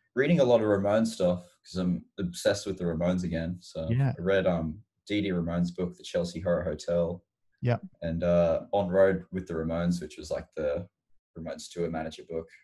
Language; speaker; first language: English; native; English